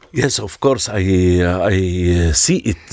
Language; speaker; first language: English; non-native, learner; Arabic